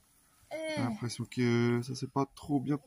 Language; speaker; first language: French; native; French